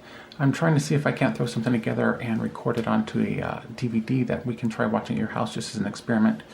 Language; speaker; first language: English; native; English